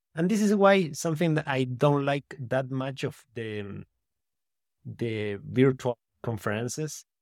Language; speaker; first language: English; non-native, fluent; Spanish